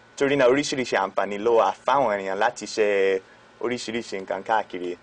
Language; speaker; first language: Yoruba; non-native, fluent; English